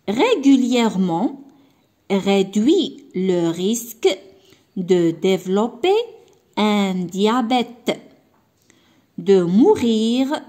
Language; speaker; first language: French; non-native, local second language; Arabic